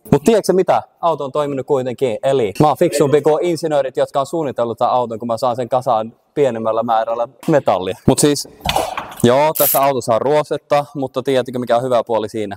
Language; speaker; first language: Finnish; early bilingual, heritage; Finnish